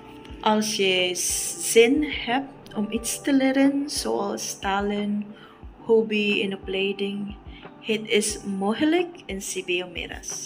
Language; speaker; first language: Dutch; non-native, learner; Filipino